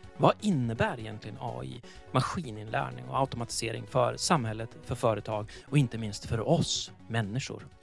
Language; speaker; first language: Swedish; native; Swedish